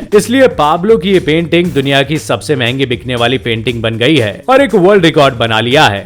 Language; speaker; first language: Hindi; native; Hindi